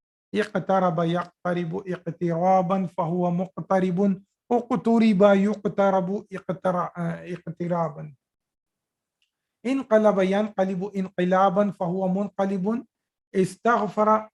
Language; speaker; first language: Arabic; non-native, fluent; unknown